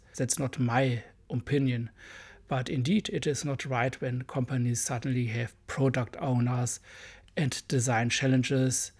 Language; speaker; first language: English; non-native, fluent; German